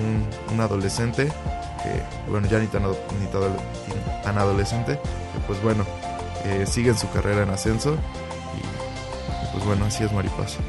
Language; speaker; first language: Spanish; native; Spanish